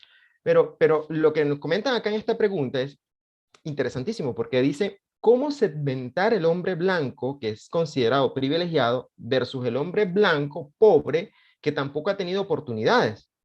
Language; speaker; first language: Spanish; native; Spanish